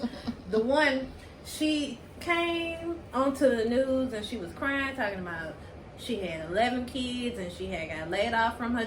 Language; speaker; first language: English; native; English